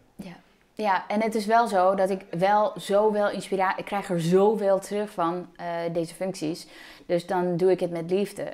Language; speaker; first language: Dutch; non-native, fluent; English